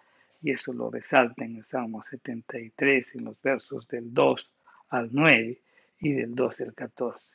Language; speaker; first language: Spanish; native; Spanish